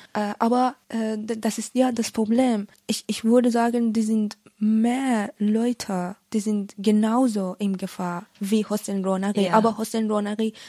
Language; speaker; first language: German; non-native, learner; Persian